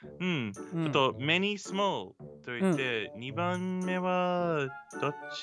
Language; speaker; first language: Japanese; non-native, learner; English